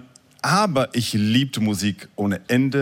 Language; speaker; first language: German; non-native, fluent; English